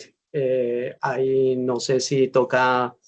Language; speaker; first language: Spanish; native; Spanish